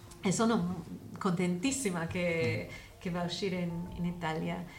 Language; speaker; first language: Italian; non-native, learner; English